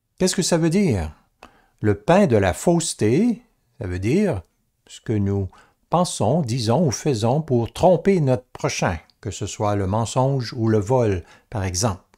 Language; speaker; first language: French; native; French